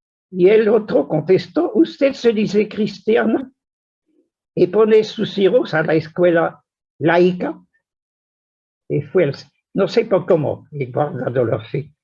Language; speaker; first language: Spanish; non-native, fluent; French